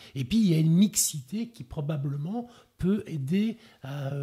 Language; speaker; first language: French; native; French